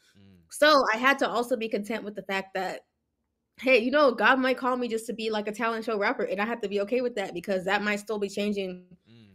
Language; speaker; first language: English; early bilingual, other home language; Yoruba